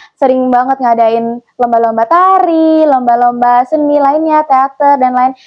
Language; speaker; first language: Indonesian; native; Indonesian